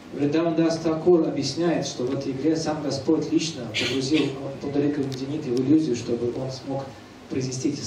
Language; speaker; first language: Russian; native; Russian